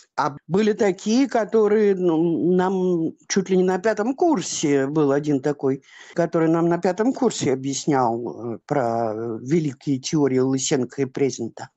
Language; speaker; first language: Russian; native; Russian